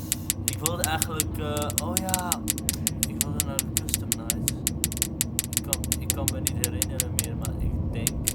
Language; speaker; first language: Dutch; non-native, local second language; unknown